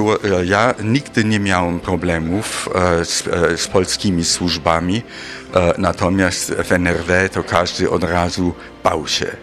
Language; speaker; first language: Polish; non-native, fluent; German